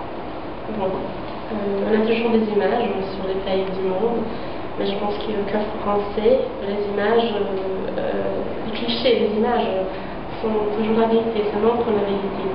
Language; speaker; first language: French; non-native, fluent; Portuguese